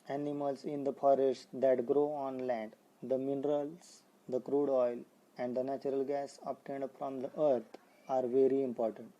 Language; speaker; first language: English; non-native, local second language; Marathi